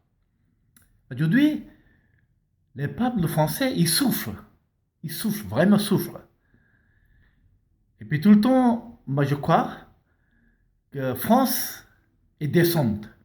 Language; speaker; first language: French; non-native, learner; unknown